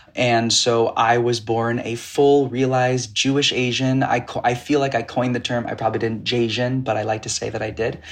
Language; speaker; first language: English; native; English